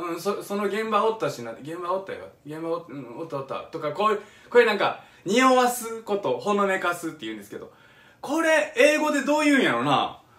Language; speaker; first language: Japanese; native; Japanese